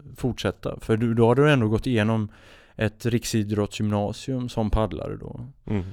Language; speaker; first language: Swedish; native; Swedish